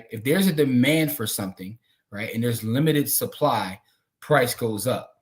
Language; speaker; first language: English; native; English